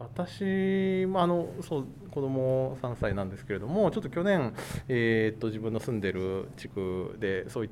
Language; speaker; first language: Japanese; native; Japanese